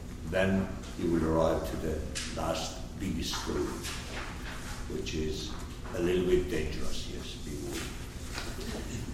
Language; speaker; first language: English; non-native, fluent; Persian